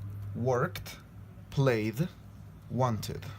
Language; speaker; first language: English; non-native, fluent; Spanish